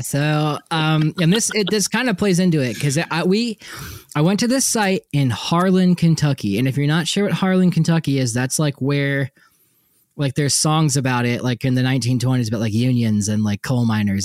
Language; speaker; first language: English; native; English